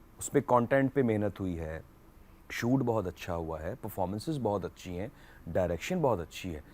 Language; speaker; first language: Urdu; native; Urdu